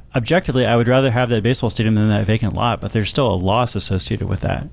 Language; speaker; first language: English; native; English